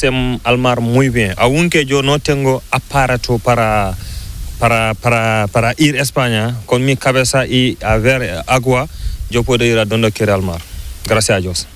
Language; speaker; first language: Spanish; non-native, learner; Fula